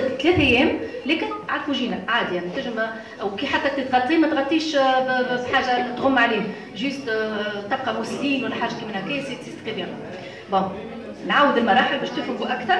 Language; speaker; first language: Arabic; native; Arabic